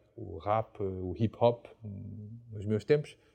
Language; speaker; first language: Portuguese; non-native, fluent; French